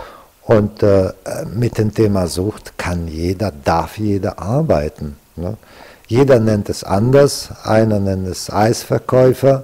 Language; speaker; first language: German; non-native, fluent; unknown